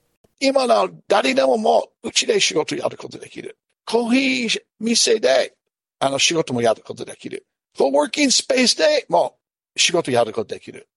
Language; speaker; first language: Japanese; non-native, learner; English